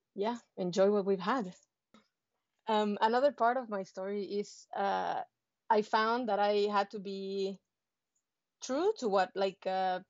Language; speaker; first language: English; non-native, fluent; Spanish